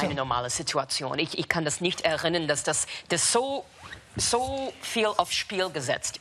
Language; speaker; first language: German; non-native, fluent; English